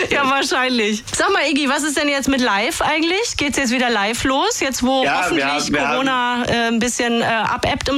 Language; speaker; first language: German; native; German